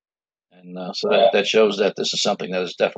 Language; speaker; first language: English; native; English